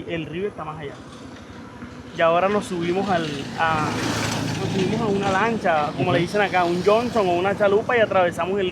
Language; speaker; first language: Spanish; native; Spanish